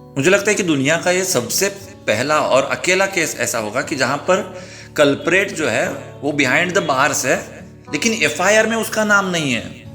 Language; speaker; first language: Hindi; non-native, local second language; Marathi